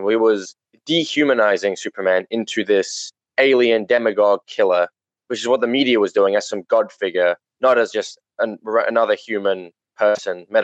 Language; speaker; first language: English; native; English